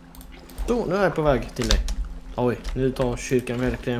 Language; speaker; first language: Swedish; non-native, fluent; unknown